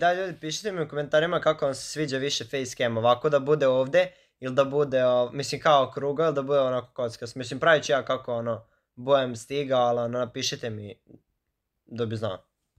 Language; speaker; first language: Serbian; native; Serbian